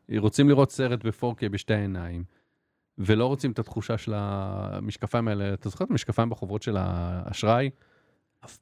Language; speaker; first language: Hebrew; native; Hebrew